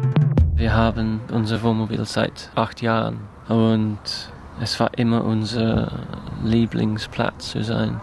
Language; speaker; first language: German; non-native, fluent; English